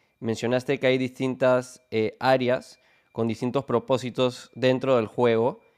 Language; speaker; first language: Spanish; native; Spanish